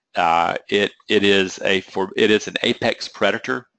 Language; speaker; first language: English; native; English